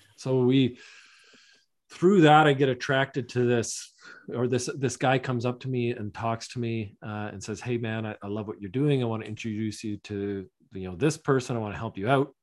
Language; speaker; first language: English; native; English